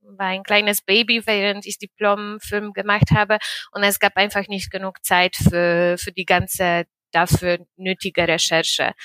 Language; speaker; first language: German; non-native, fluent; Polish